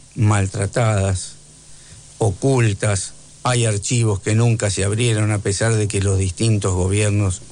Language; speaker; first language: Spanish; native; Spanish